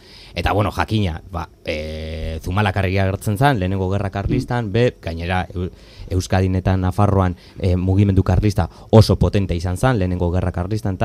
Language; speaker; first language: Basque; native; Basque